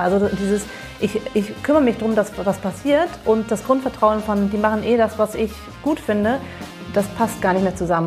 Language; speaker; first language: German; early bilingual, other home language; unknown